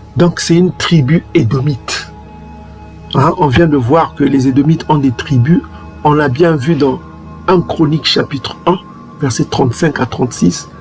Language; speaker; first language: French; non-native, local second language; Kongo